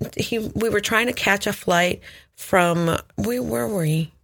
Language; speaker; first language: English; non-native, fluent; Spanish